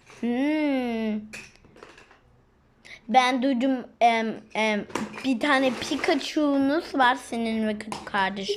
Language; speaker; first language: Turkish; non-native, learner; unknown